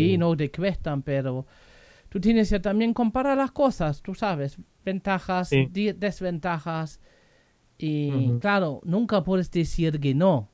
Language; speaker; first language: Spanish; non-native, fluent; German